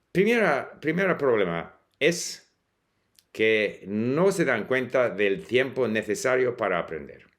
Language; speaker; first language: Spanish; non-native, fluent; English